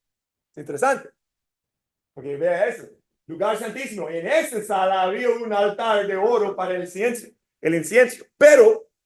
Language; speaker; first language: Spanish; non-native, fluent; English